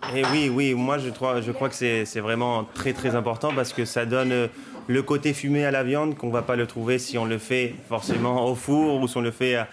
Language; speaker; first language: French; non-native, fluent; Spanish